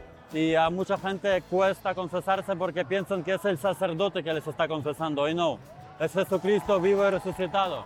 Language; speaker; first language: Spanish; non-native, fluent; Ukrainian